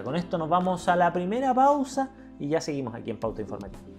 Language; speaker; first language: Spanish; native; Spanish